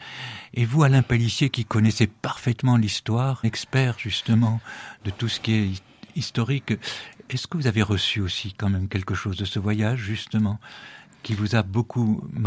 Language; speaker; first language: French; native; French